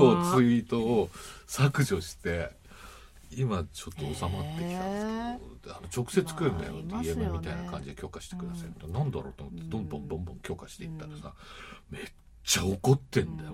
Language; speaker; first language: Japanese; native; Japanese